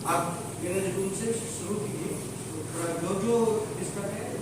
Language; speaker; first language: Hindi; non-native, local second language; Bangla